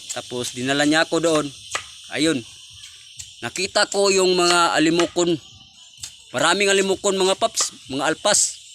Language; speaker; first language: Filipino; non-native, local second language; Cebuano